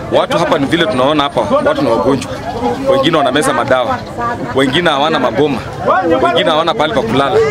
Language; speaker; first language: Swahili; non-native, local second language; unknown